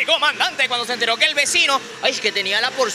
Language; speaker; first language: Spanish; native; Spanish